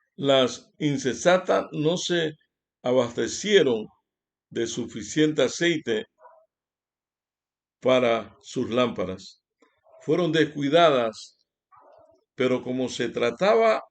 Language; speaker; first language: Spanish; native; Spanish